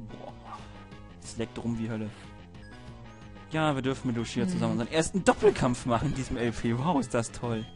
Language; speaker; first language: German; native; German